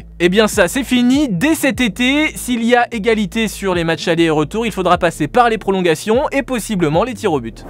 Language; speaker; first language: French; native; French